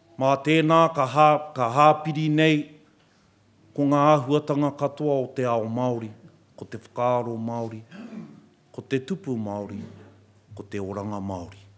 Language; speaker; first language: Māori; native; Māori